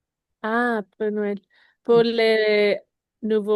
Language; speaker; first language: French; non-native, learner; Spanish